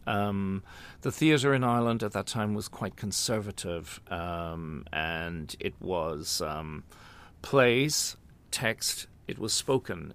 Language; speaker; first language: English; native; English